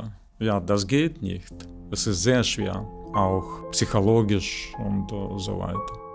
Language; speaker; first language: German; non-native, fluent; Russian